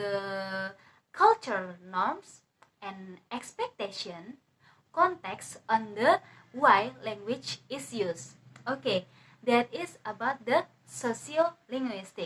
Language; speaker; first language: English; non-native, learner; Indonesian